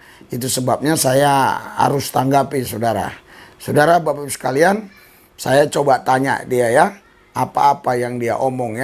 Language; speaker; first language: Indonesian; native; Indonesian